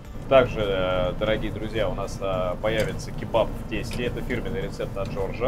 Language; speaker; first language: Russian; native; Russian